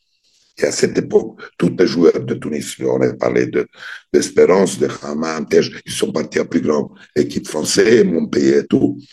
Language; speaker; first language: French; non-native, fluent; Serbian